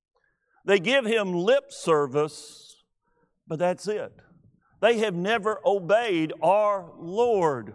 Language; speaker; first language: English; native; English